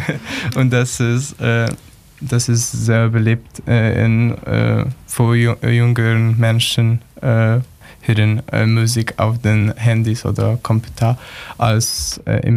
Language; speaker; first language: German; non-native, learner; Polish